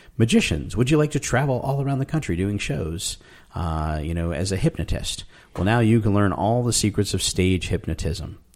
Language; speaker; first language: English; native; English